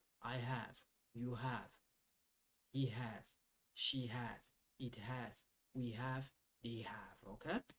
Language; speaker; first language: English; non-native, fluent; Lingala